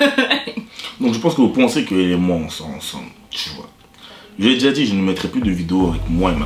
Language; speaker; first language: French; native; French